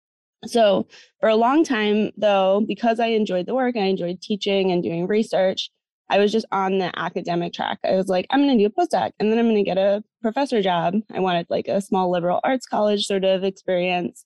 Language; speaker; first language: English; native; English